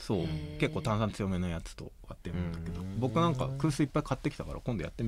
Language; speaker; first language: Japanese; native; Japanese